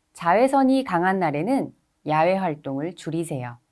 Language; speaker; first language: Korean; native; Korean